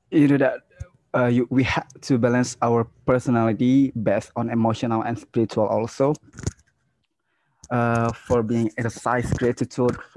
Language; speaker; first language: English; non-native, learner; Indonesian